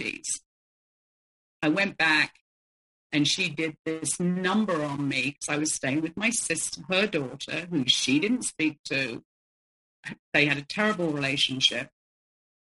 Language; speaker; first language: English; native; English